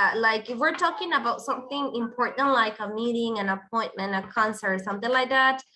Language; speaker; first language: English; non-native, fluent; Spanish